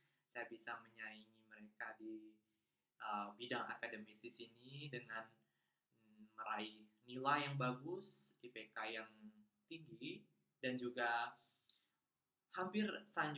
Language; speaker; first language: Indonesian; non-native, local second language; Balinese